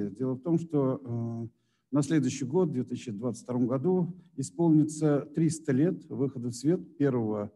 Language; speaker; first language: Russian; native; Russian